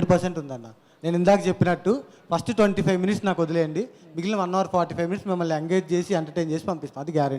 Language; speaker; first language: Telugu; native; Telugu